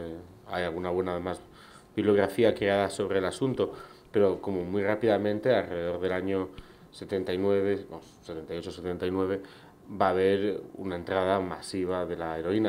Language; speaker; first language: Spanish; native; Spanish